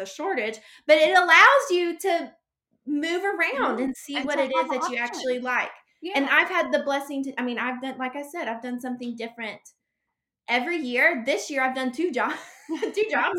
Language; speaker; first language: English; native; English